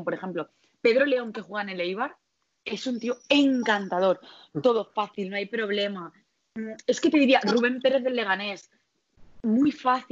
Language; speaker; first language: Spanish; native; Spanish